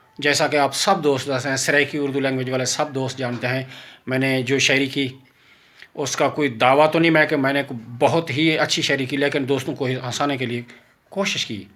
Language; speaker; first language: Urdu; non-native, local second language; Saraiki